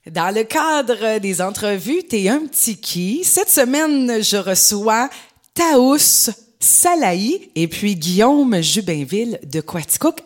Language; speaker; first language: French; native; French